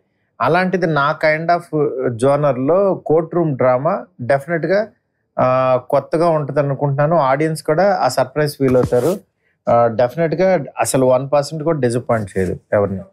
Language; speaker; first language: Telugu; native; Telugu